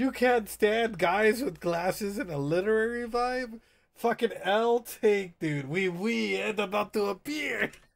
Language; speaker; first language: English; early bilingual, other home language; Spanish